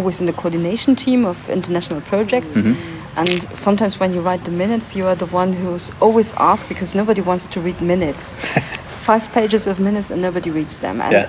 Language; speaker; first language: English; non-native, fluent; German